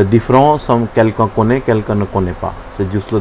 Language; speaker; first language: French; non-native, learner; Hindi